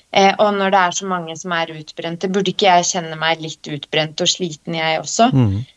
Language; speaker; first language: Norwegian; early bilingual, other home language; Polish